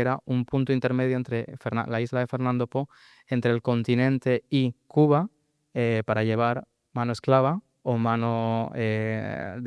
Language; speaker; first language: Spanish; native; Spanish